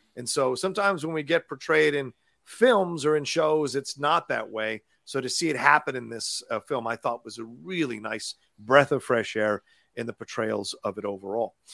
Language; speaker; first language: English; native; English